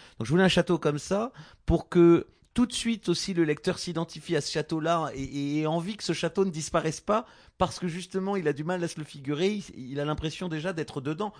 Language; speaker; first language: French; native; French